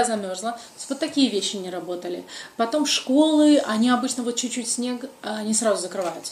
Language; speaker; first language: Russian; native; Russian